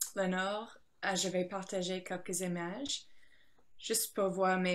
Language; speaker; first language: French; non-native, learner; English